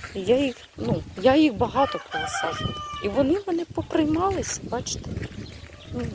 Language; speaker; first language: Ukrainian; native; Ukrainian